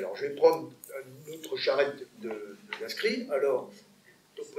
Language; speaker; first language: French; native; French